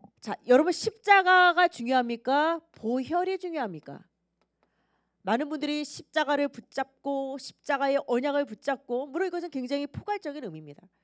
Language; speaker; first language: Korean; native; Korean